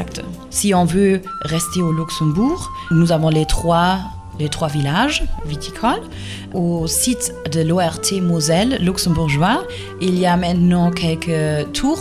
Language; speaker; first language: French; non-native, fluent; German